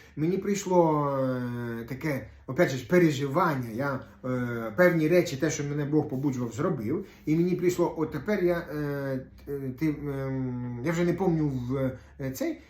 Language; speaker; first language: Ukrainian; non-native, local second language; Russian